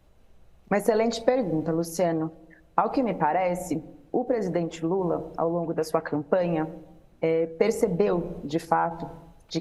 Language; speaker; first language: Portuguese; native; Portuguese